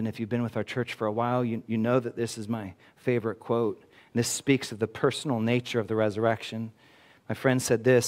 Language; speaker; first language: English; native; English